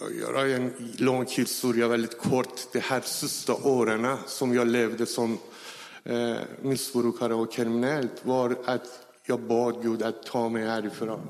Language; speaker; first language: Swedish; non-native, fluent; Persian